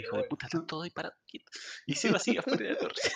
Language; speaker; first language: Spanish; native; Spanish